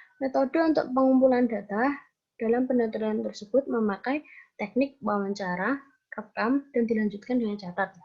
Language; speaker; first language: Indonesian; native; Indonesian